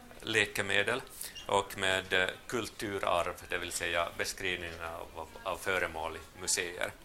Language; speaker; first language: Swedish; non-native, local second language; Finnish